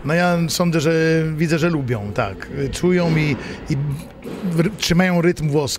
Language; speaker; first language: Polish; non-native, fluent; Italian